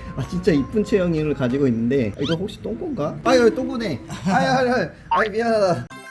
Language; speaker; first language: Korean; native; Korean